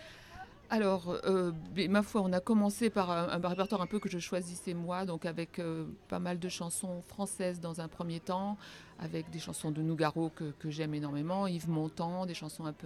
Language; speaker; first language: French; native; French